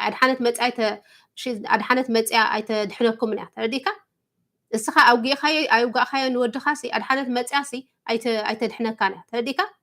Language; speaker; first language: Tigrinya; early bilingual, heritage; Tigrinya